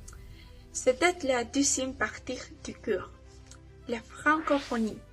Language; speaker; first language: French; non-native, learner; Spanish